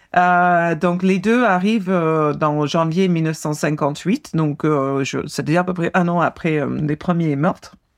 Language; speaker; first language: French; non-native, fluent; English